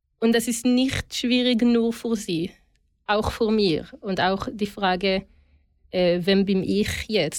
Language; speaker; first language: German; non-native, learner; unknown